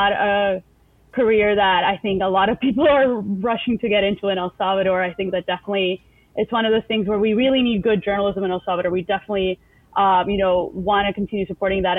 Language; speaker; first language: English; non-native, fluent; Spanish